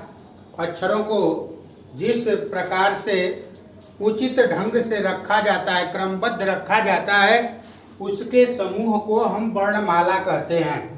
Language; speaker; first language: Hindi; native; Hindi